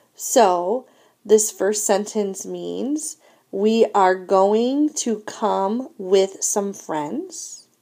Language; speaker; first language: English; native; English